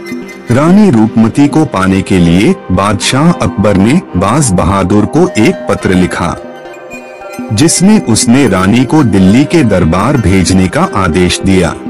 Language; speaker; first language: Hindi; native; Hindi